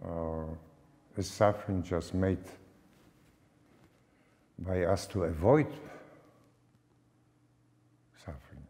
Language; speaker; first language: English; non-native, fluent; Polish